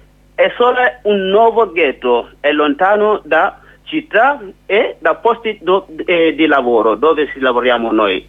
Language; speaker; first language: Italian; non-native, learner; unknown